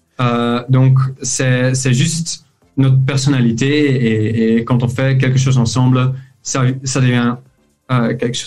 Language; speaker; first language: French; non-native, local second language; Dutch